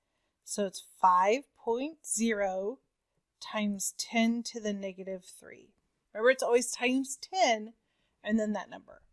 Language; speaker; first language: English; native; English